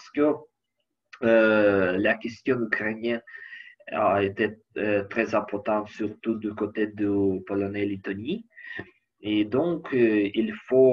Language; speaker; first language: French; non-native, learner; Ukrainian